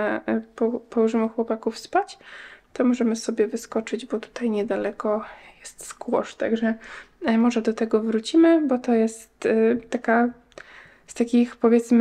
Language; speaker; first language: Polish; native; Polish